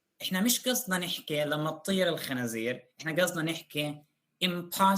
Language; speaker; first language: Arabic; native; Arabic